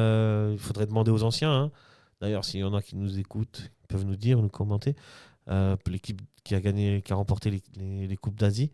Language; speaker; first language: French; native; French